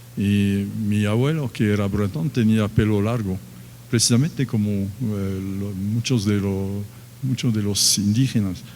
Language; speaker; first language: Spanish; non-native, fluent; French